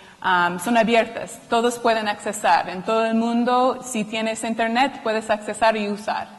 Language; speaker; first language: Spanish; non-native, fluent; English